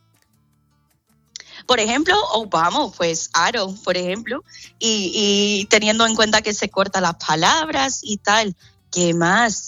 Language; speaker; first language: Spanish; non-native, fluent; English